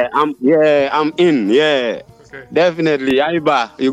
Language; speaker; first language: English; non-native, learner; Wolof